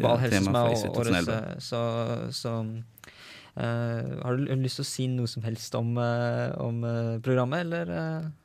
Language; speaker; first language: Norwegian; native; Norwegian